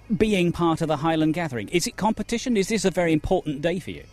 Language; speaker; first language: English; native; English